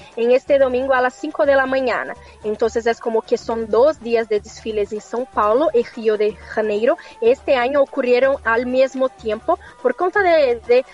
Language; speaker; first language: Spanish; non-native, fluent; Portuguese